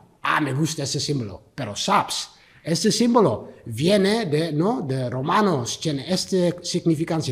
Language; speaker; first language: Spanish; non-native, learner; Dutch